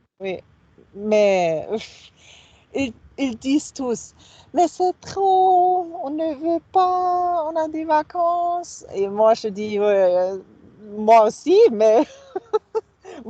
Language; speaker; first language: French; non-native, fluent; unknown